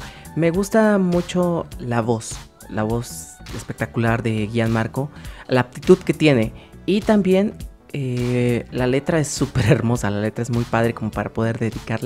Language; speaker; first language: Spanish; native; Spanish